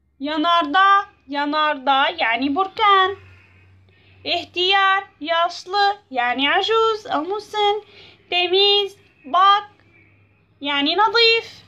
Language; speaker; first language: Turkish; non-native, learner; Arabic